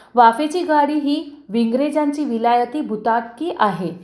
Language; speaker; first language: Hindi; non-native, local second language; Marathi